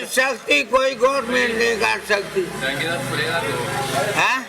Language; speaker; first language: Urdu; non-native, local second language; Punjabi